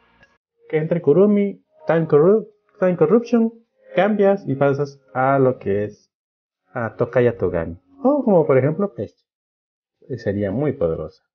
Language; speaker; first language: Spanish; native; Spanish